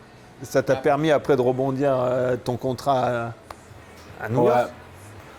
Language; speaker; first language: French; native; French